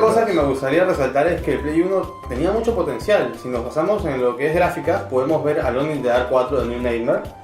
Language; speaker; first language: Spanish; native; Spanish